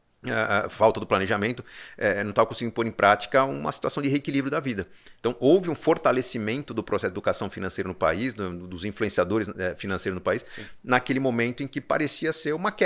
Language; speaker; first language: Portuguese; native; Portuguese